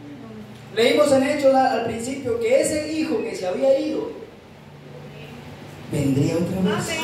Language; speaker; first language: Spanish; native; Spanish